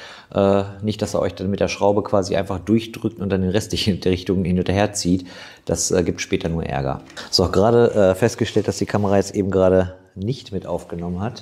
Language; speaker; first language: German; native; German